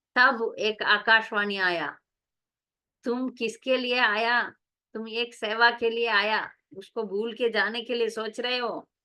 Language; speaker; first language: Hindi; non-native, local second language; Tamil